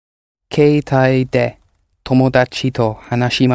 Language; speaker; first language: Japanese; non-native, learner; English